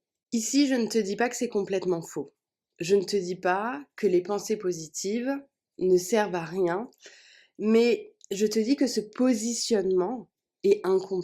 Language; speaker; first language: French; native; French